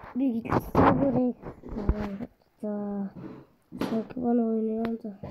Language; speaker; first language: Turkish; early bilingual, heritage; Turkish